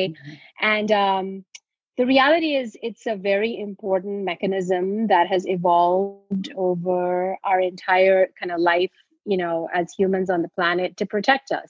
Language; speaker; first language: English; non-native, local second language; Hindi